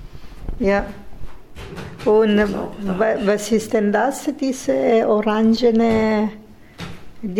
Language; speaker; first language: German; non-native, fluent; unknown